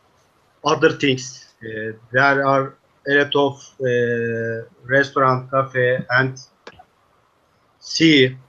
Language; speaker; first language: English; non-native, learner; Turkish